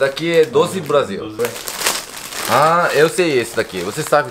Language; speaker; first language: Portuguese; non-native, fluent; Korean